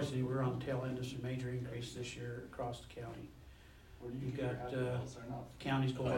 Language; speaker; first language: English; native; English